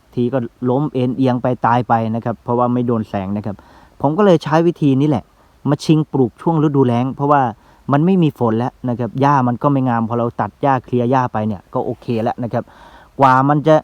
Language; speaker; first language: Thai; non-native, local second language; Northeastern Thai